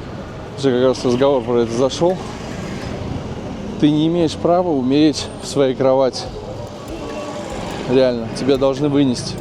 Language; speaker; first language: Russian; native; Russian